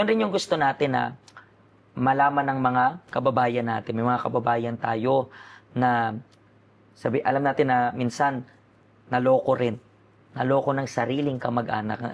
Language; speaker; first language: Filipino; native; Filipino